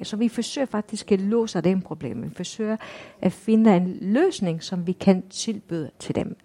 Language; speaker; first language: Danish; non-native, fluent; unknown